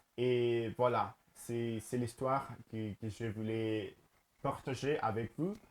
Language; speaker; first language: French; non-native, learner; Spanish